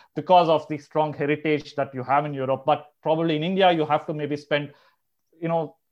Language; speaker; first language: English; non-native, local second language; Telugu